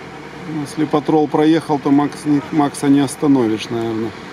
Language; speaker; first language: Russian; native; Russian